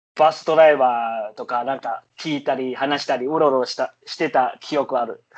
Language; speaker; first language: Japanese; non-native, fluent; Chinese